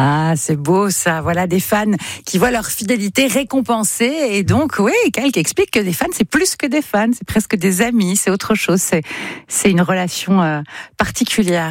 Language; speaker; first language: French; native; French